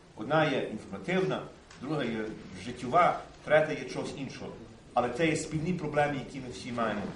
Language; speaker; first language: Ukrainian; early bilingual, heritage; Ukrainian